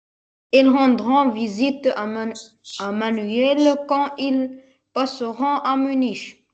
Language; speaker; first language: French; non-native, learner; Arabic